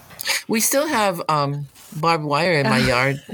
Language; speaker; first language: English; native; English